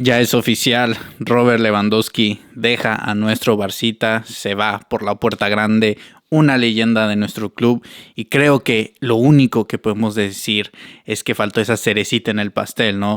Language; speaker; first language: Spanish; native; Spanish